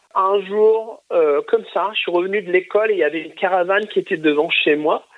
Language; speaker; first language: French; early bilingual, other home language; English